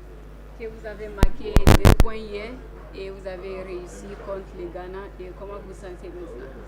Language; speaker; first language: French; non-native, learner; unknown